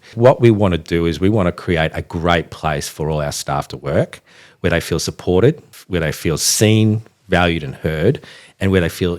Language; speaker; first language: English; native; English